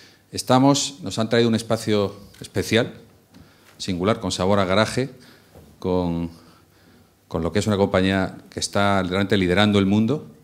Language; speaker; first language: Spanish; native; Spanish